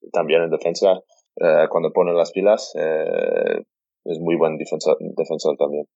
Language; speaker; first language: Spanish; non-native, fluent; English